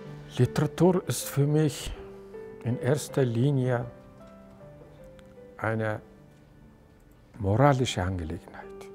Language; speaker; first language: German; non-native, fluent; Mongolian